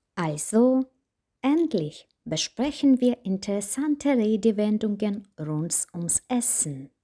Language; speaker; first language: German; non-native, fluent; Ukrainian